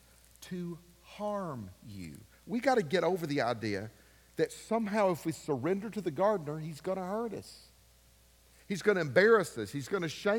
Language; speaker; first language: English; native; English